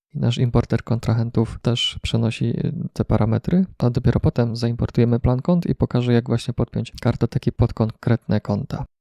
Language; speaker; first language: Polish; native; Polish